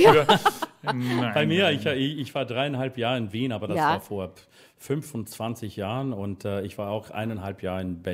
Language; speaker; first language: German; non-native, learner; English